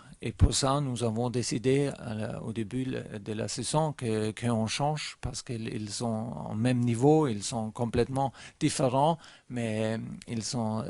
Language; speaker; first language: French; non-native, learner; German